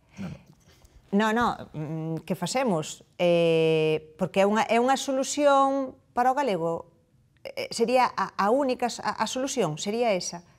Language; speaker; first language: Galician; native; Galician